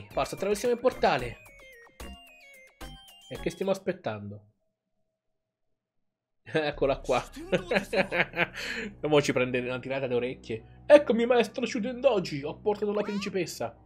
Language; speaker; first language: Italian; native; Italian